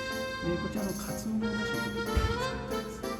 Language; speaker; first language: Japanese; native; Japanese